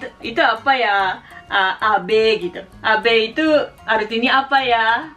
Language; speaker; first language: Indonesian; non-native, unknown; Japanese